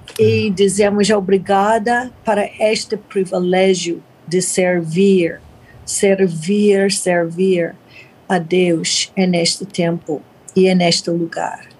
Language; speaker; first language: Portuguese; non-native, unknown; English